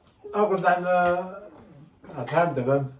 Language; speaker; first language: Arabic; native; Arabic